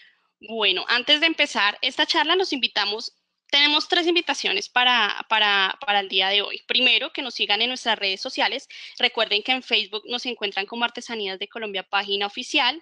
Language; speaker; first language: Spanish; native; Spanish